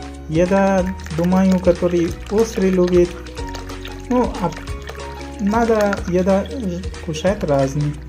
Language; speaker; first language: Russian; non-native, learner; Hindi